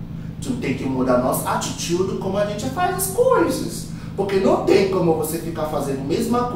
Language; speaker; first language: Portuguese; non-native, fluent; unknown